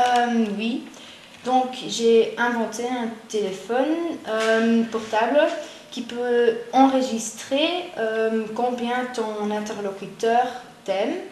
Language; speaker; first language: French; non-native, learner; Dutch